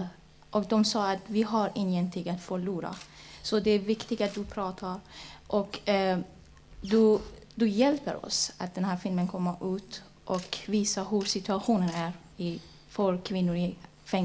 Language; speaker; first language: Swedish; non-native, fluent; Persian